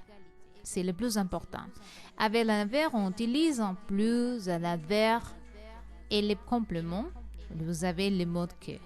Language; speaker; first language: French; non-native, learner; Spanish